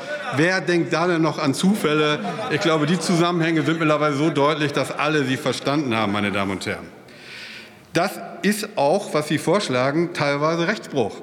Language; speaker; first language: German; native; German